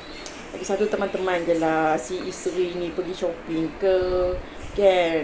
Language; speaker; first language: Malay; native; Malay